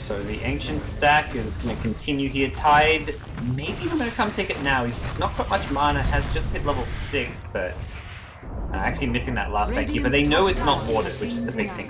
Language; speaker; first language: English; native; English